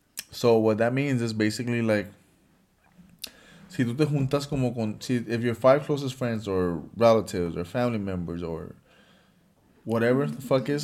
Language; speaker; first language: English; early bilingual, other home language; Spanish